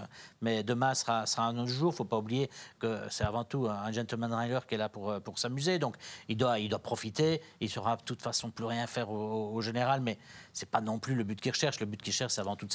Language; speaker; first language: French; native; French